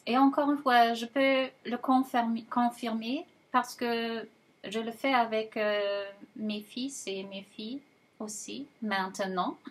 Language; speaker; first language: French; non-native, fluent; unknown